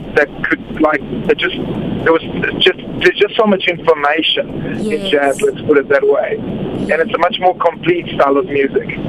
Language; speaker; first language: English; non-native, fluent; Portuguese